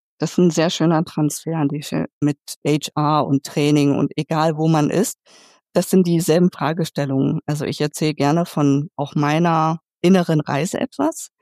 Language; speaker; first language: German; early bilingual, other home language; Vietnamese